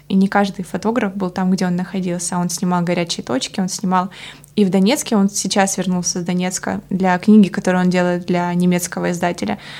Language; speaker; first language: Russian; native; Russian